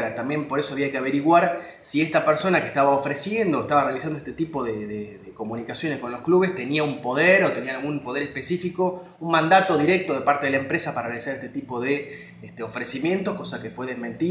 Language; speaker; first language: Spanish; native; Spanish